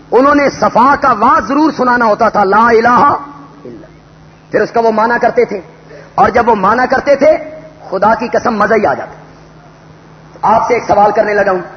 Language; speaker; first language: Urdu; non-native, local second language; Punjabi